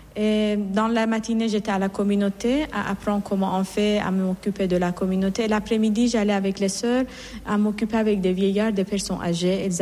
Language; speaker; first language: French; non-native, fluent; Persian